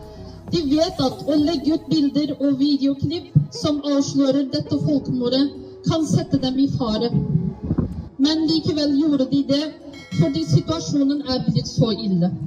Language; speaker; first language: Norwegian; non-native, fluent; Uyghur